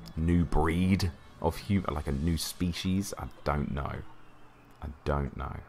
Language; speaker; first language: English; native; English